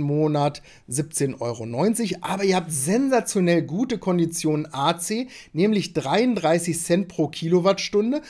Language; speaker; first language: German; native; German